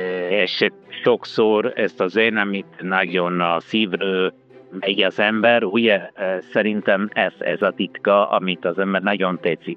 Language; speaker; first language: Hungarian; non-native, fluent; Italian